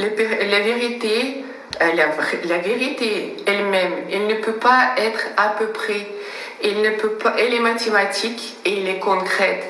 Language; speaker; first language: French; non-native, fluent; Russian